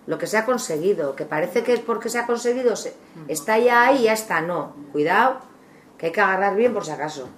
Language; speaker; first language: Spanish; non-native, local second language; Basque